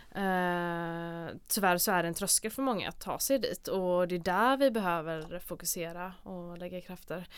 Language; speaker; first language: Swedish; native; Swedish